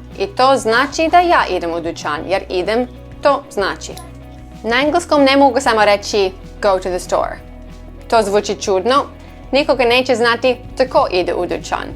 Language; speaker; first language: Croatian; non-native, learner; English